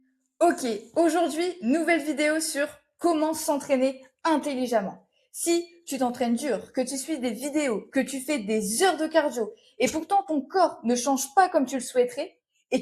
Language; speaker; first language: French; native; French